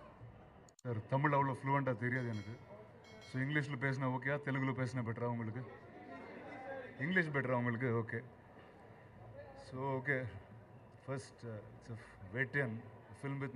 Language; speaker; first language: Tamil; non-native, learner; Telugu